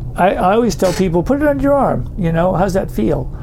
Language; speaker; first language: English; native; English